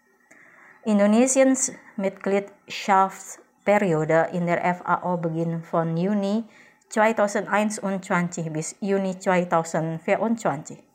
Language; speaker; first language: German; non-native, fluent; Indonesian